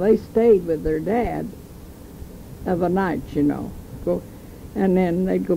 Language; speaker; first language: English; native; English